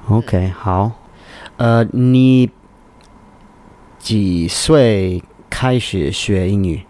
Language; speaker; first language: Chinese; non-native, learner; English